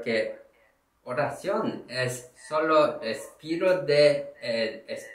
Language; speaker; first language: Spanish; non-native, learner; Korean